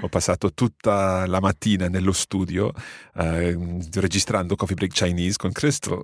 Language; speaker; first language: Italian; non-native, fluent; English